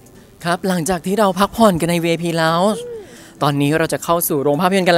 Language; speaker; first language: Thai; native; Thai